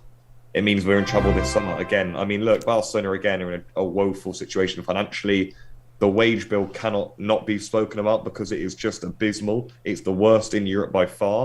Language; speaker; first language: English; native; English